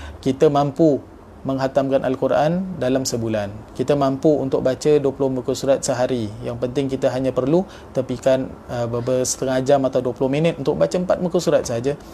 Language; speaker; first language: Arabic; non-native, fluent; Malay